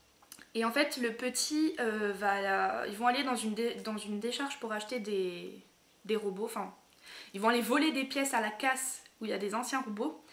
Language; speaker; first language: French; native; French